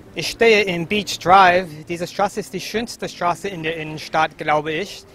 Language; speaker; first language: German; non-native, fluent; English